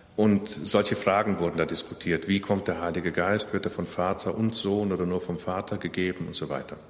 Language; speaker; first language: German; native; German